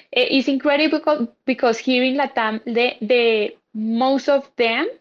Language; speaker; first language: English; non-native, fluent; Spanish